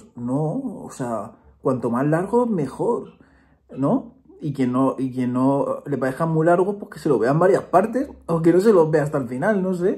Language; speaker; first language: Spanish; native; Spanish